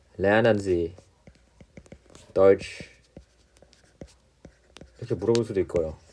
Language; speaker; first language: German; non-native, fluent; Korean